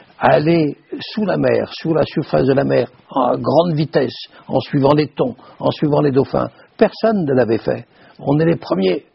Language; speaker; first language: French; native; French